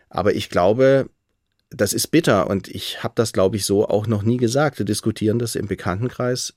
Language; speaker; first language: German; native; German